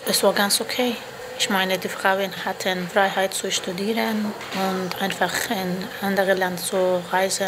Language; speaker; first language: German; non-native, fluent; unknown